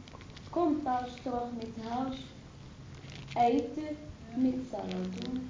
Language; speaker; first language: Dutch; non-native, learner; Arabic